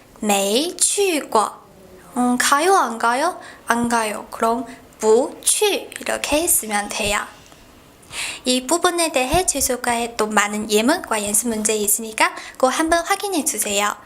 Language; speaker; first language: Korean; non-native, fluent; Chinese